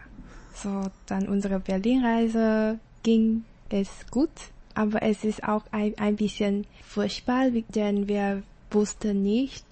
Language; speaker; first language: German; non-native, learner; Chinese